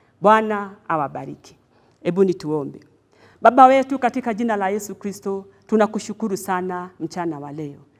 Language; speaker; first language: Swahili; non-native, local second language; Kikuyu